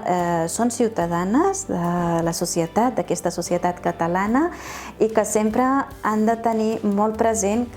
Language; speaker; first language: Catalan; early bilingual, other home language; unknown